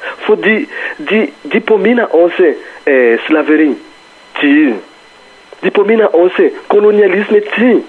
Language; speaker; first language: Danish; non-native, fluent; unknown